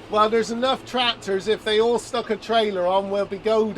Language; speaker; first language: English; native; English